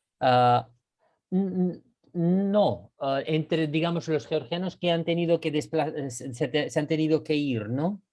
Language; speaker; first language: Spanish; non-native, fluent; Georgian